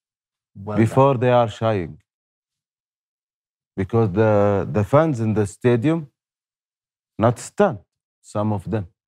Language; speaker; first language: English; non-native, learner; Arabic